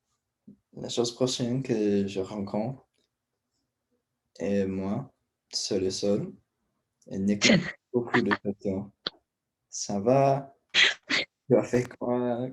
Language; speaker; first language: French; non-native, learner; English